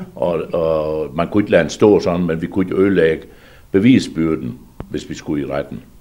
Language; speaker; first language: Danish; native; Danish